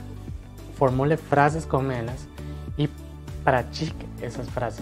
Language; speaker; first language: Portuguese; non-native, fluent; Spanish